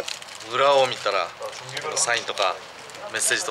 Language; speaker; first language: Japanese; non-native, fluent; Korean